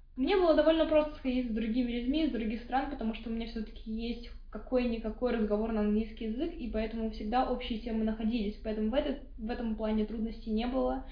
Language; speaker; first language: Russian; native; Russian